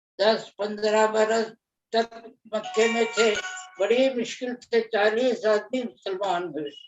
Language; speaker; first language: Urdu; native; Urdu